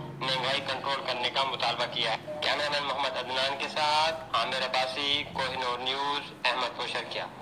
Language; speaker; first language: Urdu; non-native, local second language; Saraiki